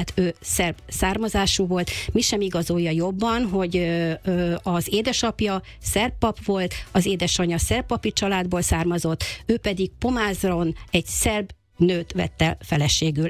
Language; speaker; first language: Hungarian; native; Hungarian